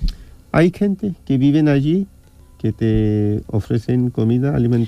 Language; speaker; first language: Spanish; non-native, fluent; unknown